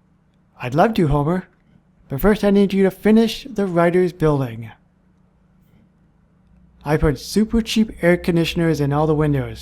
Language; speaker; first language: English; native; English